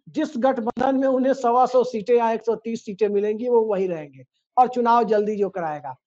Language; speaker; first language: Hindi; native; Hindi